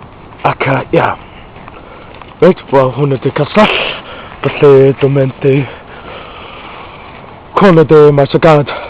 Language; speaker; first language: Welsh; non-native, local second language; English